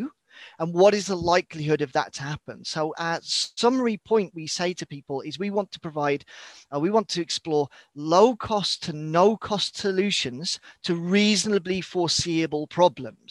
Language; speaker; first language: English; native; English